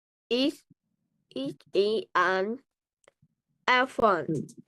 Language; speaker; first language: English; non-native, learner; Vietnamese